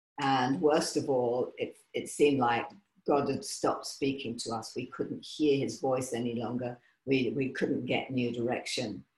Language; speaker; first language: English; native; English